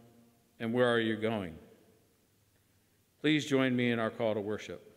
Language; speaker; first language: English; native; English